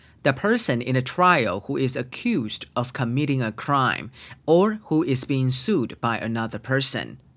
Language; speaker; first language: English; non-native, fluent; Chinese